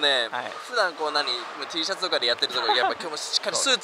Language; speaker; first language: Japanese; native; Japanese